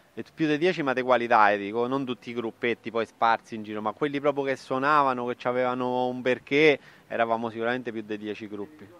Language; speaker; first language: Italian; native; Italian